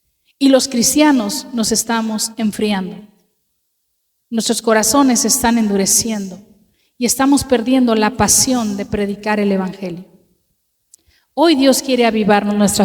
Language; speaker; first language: Spanish; native; Spanish